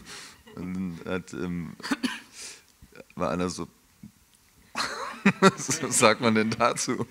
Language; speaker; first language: German; native; German